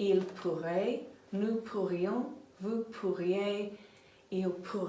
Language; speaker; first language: French; non-native, learner; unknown